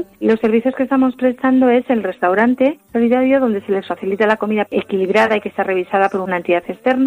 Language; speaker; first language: Spanish; native; Spanish